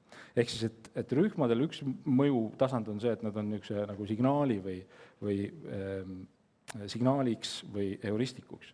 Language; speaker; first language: Estonian; native; Estonian